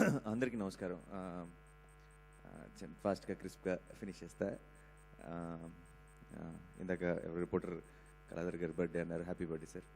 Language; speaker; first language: Telugu; native; Telugu